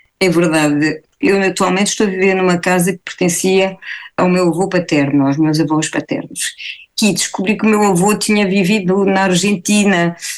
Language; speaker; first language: Portuguese; early bilingual, heritage; Portuguese